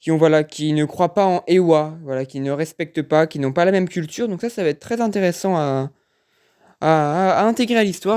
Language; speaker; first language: French; native; French